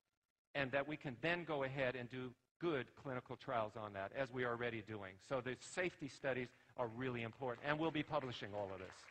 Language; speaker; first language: English; native; English